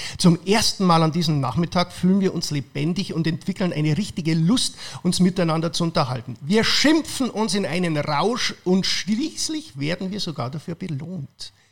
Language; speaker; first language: German; native; German